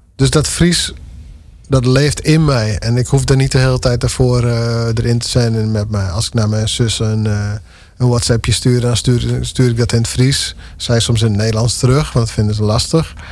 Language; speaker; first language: Dutch; non-native, local second language; Western Frisian